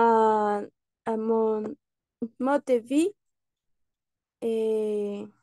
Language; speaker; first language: French; non-native, learner; Spanish